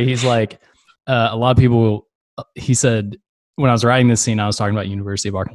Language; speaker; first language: English; native; English